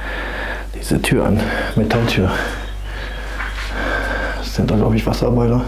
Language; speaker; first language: German; native; German